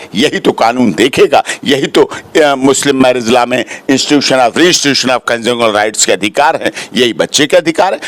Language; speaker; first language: Hindi; native; Hindi